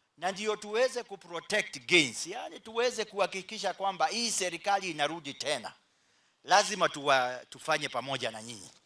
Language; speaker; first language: Swahili; native; Swahili